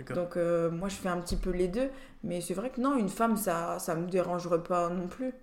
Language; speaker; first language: French; native; French